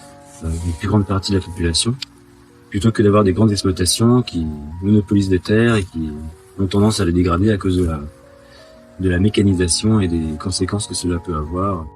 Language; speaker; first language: French; native; French